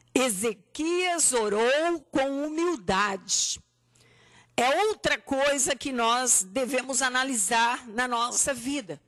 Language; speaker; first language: Portuguese; native; Portuguese